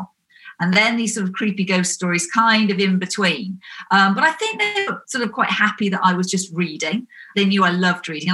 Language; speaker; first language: English; native; English